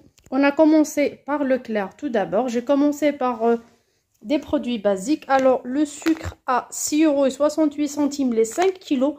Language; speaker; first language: French; native; French